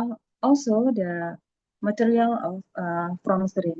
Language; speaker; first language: English; non-native, learner; Indonesian